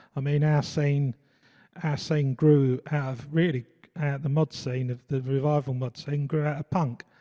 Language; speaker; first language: English; native; English